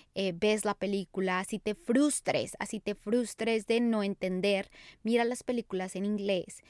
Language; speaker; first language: English; non-native, fluent; Spanish